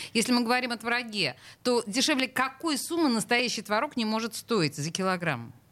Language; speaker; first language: Russian; native; Russian